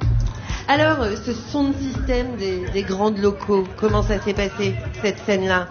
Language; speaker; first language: French; native; French